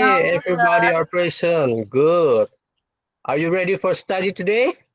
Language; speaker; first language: English; non-native, fluent; Indonesian